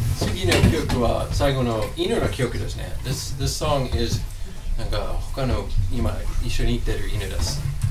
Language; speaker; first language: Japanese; non-native, fluent; English